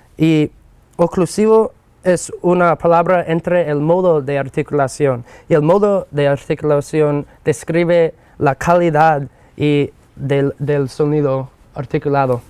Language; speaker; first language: Spanish; non-native, fluent; English